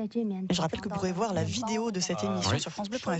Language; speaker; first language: French; native; French